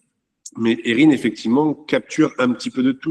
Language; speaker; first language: French; native; French